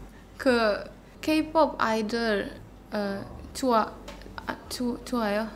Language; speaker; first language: Korean; non-native, learner; Indonesian